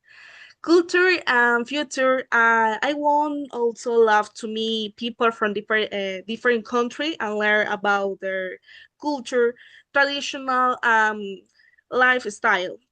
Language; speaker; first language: English; non-native, learner; Spanish